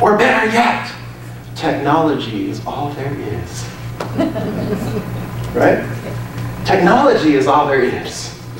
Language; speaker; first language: English; native; English